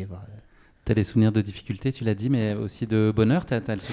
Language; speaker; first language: French; native; French